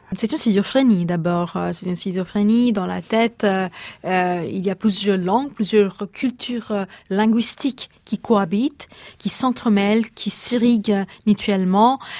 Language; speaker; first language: French; non-native, fluent; Bangla